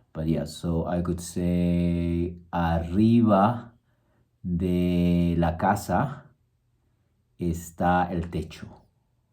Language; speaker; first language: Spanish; early bilingual, heritage; Spanish